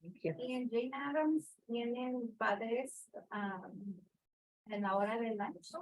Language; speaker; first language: Spanish; non-native, learner; English